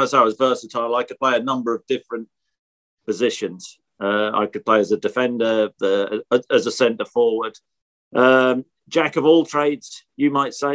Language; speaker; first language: English; native; English